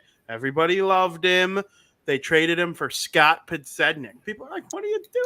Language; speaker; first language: English; native; English